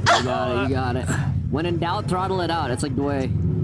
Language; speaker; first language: English; native; English